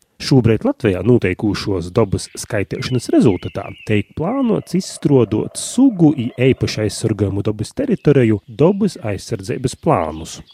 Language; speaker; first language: Latvian; native; Latvian